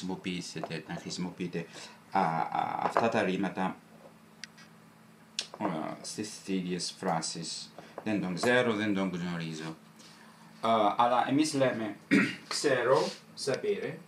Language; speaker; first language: Greek; non-native, fluent; Italian